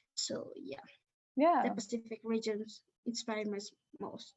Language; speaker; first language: English; non-native, fluent; Spanish